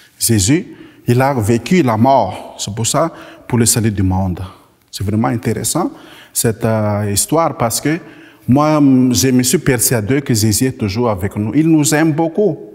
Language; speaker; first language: French; non-native, local second language; Malagasy